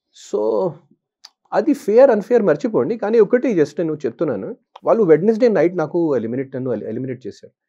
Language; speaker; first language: Telugu; non-native, fluent; Hindi